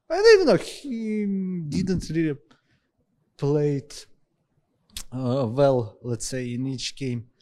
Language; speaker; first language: English; non-native, fluent; Ukrainian